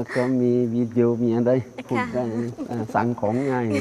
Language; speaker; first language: Thai; non-native, fluent; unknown